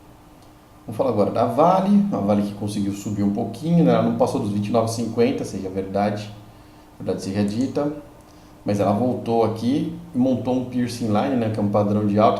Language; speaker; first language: Portuguese; native; Portuguese